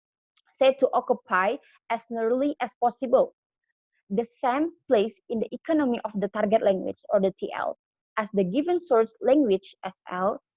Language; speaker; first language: English; non-native, learner; Indonesian